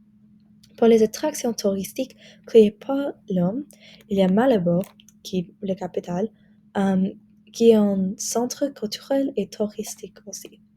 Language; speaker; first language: French; non-native, learner; English